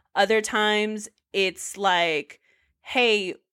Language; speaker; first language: English; native; English